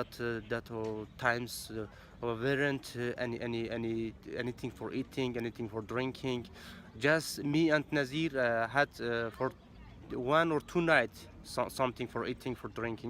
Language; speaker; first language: English; non-native, learner; Persian